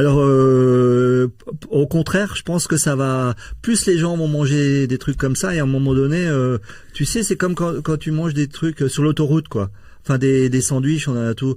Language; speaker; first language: French; native; French